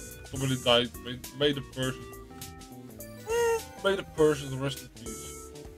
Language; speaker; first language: English; non-native, fluent; Dutch